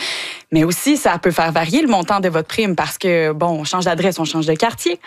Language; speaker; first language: French; native; French